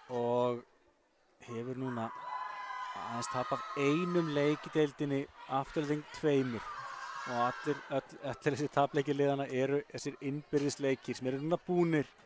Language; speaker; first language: Icelandic; native; Icelandic